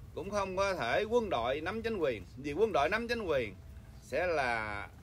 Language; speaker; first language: Vietnamese; early bilingual, heritage; Vietnamese